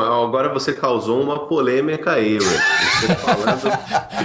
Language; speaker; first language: Portuguese; native; Portuguese